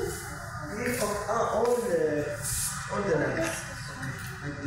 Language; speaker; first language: English; non-native, learner; Arabic